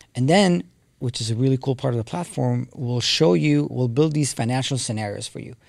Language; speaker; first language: English; non-native, fluent; Hebrew